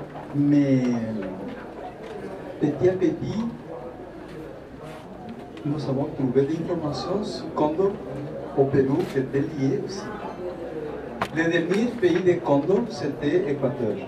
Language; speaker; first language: French; non-native, fluent; Spanish